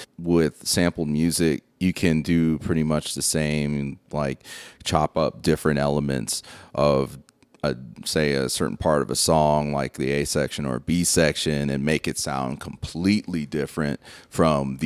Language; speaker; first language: English; native; English